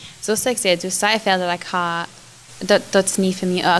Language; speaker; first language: German; non-native, learner; Plautdietsch